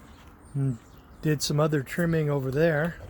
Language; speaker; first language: English; native; English